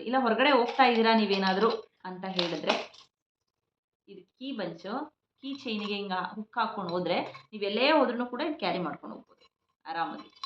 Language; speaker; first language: Kannada; native; Kannada